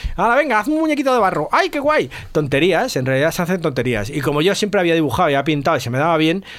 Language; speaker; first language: Spanish; native; Spanish